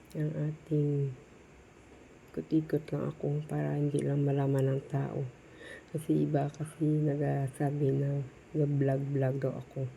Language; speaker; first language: Filipino; non-native, local second language; Hiligaynon